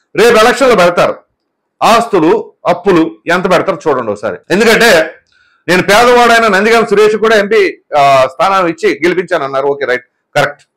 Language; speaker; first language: Telugu; native; Telugu